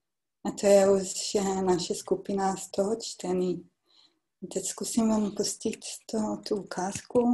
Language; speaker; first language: Czech; non-native, fluent; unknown